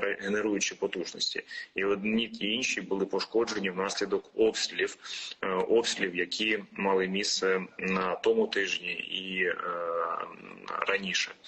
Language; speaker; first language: Ukrainian; native; Ukrainian